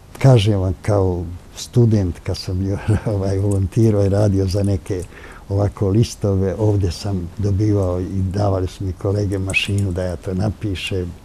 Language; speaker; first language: Croatian; native; Croatian